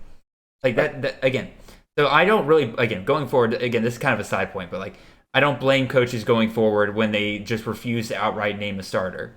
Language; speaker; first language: English; native; English